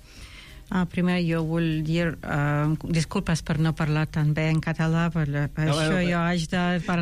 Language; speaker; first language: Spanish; non-native, fluent; Ukrainian